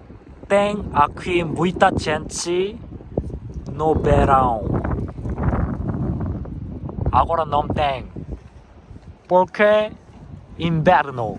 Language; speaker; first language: Portuguese; non-native, learner; Korean